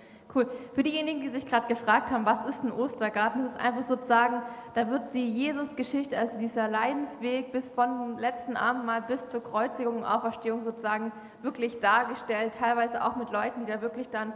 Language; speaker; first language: German; native; German